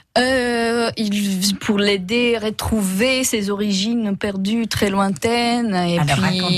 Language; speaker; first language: French; non-native, fluent; Romanian